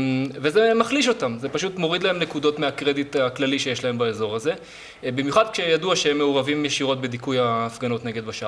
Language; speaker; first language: Hebrew; native; Hebrew